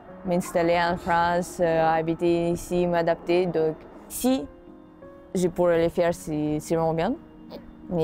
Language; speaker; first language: French; non-native, fluent; Russian